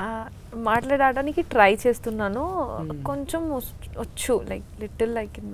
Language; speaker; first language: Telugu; non-native, learner; Bangla